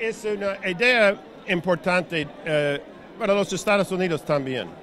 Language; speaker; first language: Spanish; non-native, learner; English